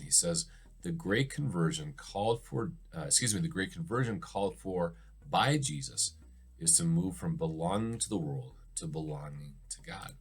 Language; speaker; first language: English; native; English